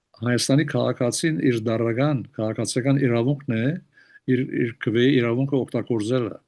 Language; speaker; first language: Armenian; early bilingual, heritage; Armenian